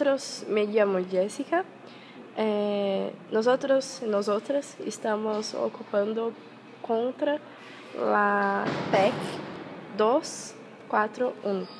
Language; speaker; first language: Spanish; non-native, fluent; Portuguese